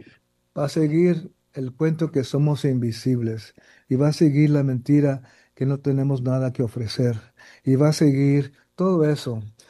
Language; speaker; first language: Spanish; early bilingual, heritage; Spanish